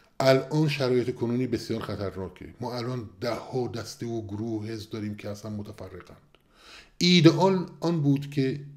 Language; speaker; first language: Persian; non-native, local second language; Kurdish